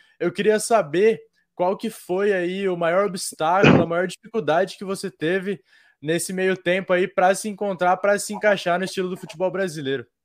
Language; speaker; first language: Portuguese; native; Portuguese